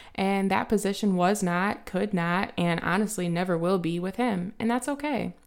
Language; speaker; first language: English; native; English